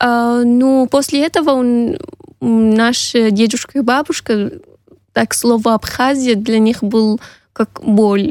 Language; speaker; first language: Russian; non-native, learner; Arabic